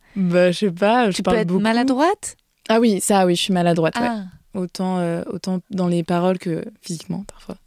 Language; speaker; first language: French; native; French